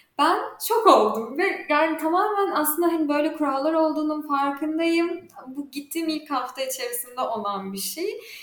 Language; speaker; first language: Turkish; native; Turkish